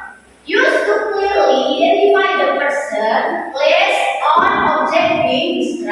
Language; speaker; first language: English; non-native, learner; Indonesian